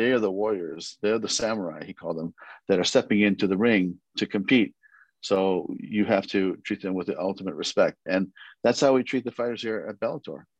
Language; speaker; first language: English; early bilingual, other home language; Korean